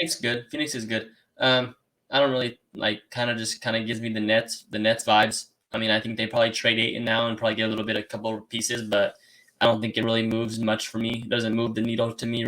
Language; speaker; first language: English; native; English